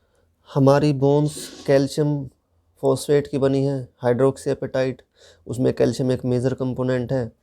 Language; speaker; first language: Hindi; native; Hindi